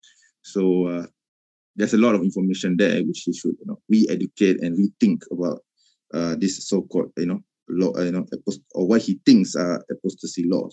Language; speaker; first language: English; non-native, local second language; Malay